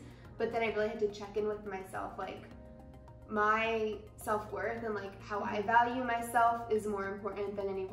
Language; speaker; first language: English; native; English